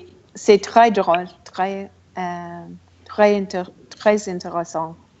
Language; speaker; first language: French; non-native, learner; English